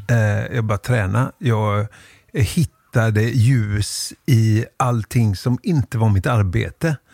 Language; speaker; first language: Swedish; native; Swedish